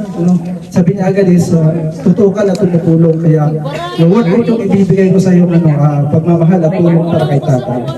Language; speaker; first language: Filipino; non-native, local second language; Waray